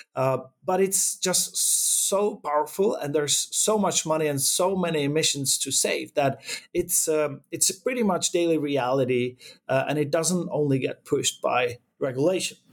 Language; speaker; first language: English; non-native, fluent; Czech